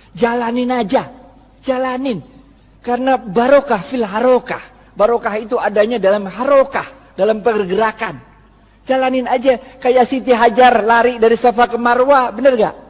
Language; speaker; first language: Indonesian; native; Indonesian